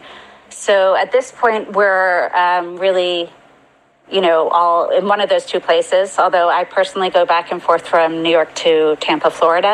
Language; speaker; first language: English; native; English